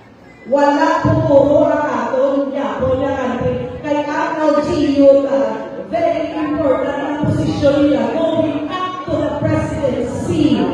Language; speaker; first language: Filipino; non-native, local second language; Hiligaynon